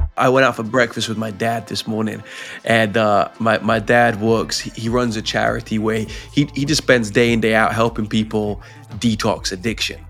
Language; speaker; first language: English; native; English